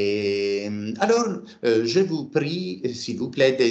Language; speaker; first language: French; non-native, fluent; Italian